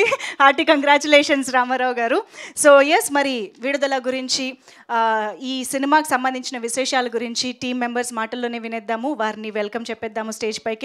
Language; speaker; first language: Telugu; native; Telugu